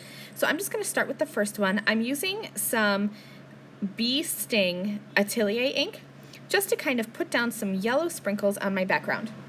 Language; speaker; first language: English; native; English